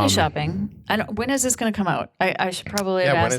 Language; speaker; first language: English; native; English